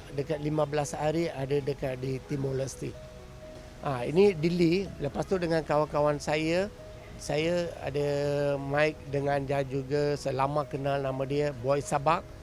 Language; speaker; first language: Malay; non-native, local second language; Tamil